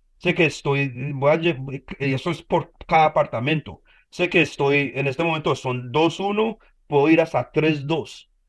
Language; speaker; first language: Spanish; early bilingual, heritage; Spanish